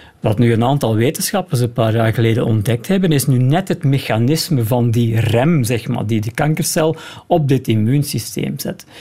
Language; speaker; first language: Dutch; native; Dutch